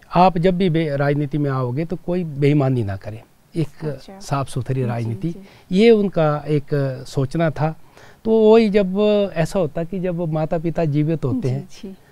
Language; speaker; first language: Hindi; native; Hindi